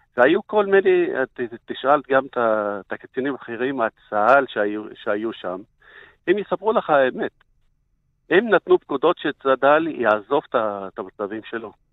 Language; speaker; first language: Hebrew; non-native, fluent; Arabic